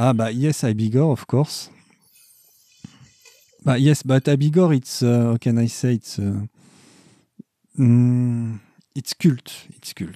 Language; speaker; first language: English; non-native, learner; French